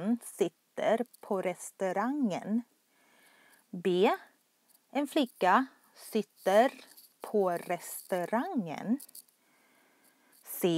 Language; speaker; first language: Swedish; non-native, fluent; Thai